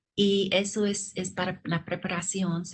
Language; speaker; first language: Spanish; non-native, fluent; English